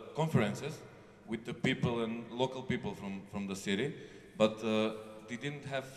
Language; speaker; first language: English; non-native, learner; Macedonian